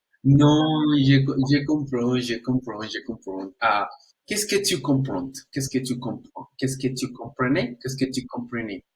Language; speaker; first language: French; non-native, learner; Spanish